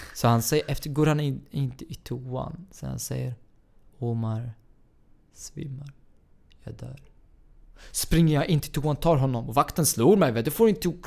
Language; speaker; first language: Swedish; non-native, fluent; Arabic